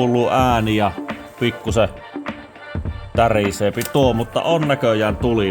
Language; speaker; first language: Finnish; native; Finnish